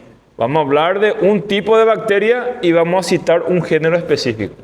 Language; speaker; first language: Spanish; non-native, fluent; Portuguese